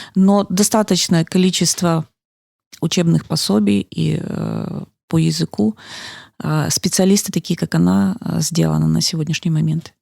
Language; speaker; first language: Russian; native; Russian